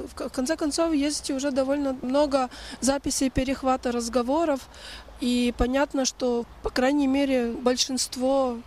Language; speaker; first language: Russian; non-native, local second language; Ukrainian